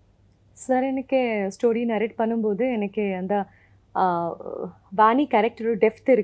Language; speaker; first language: Tamil; non-native, fluent; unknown